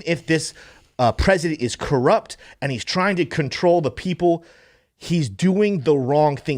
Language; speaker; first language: English; native; English